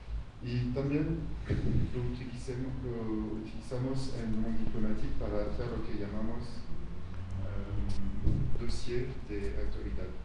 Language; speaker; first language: Spanish; non-native, fluent; French